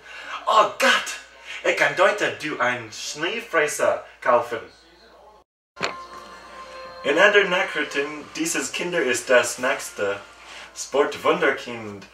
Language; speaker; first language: German; non-native, learner; English